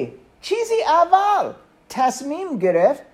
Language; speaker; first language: Persian; non-native, learner; German